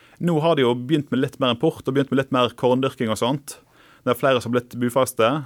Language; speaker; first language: Norwegian; native; Norwegian